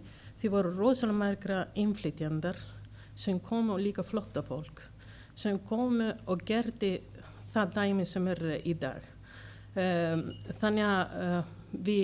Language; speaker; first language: Icelandic; non-native, learner; Italian